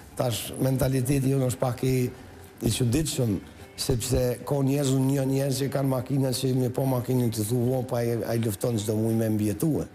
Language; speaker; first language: Albanian; native; Albanian